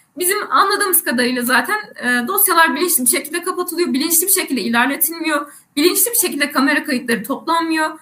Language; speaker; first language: Turkish; native; Turkish